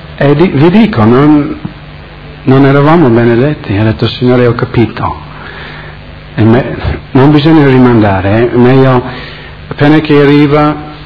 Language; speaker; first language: Italian; non-native, fluent; English